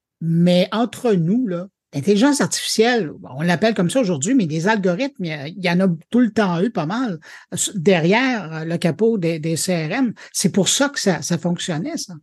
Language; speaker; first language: French; native; French